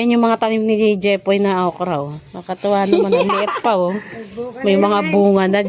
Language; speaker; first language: Filipino; native; Filipino